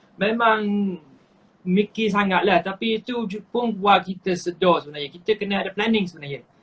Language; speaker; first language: Malay; non-native, fluent; English